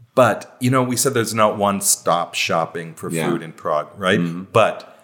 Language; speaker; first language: English; native; English